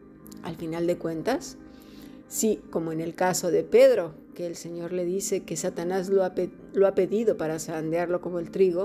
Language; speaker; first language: Spanish; native; Spanish